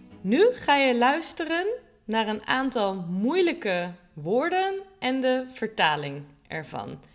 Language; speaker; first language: Dutch; native; Dutch